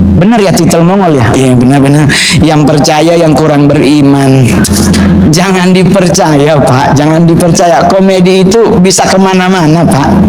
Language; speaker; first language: Indonesian; native; Indonesian